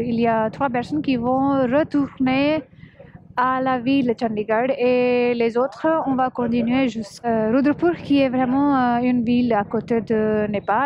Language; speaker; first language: French; non-native, learner; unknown